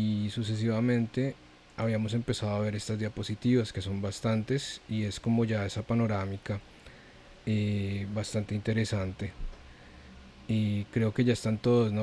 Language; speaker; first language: Spanish; native; Spanish